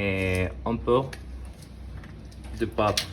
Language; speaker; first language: French; non-native, learner; Spanish